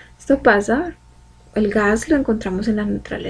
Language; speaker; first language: Spanish; native; Spanish